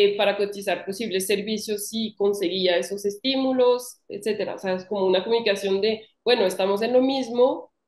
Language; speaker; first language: Spanish; non-native, fluent; French